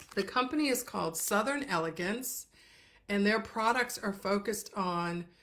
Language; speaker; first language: English; native; English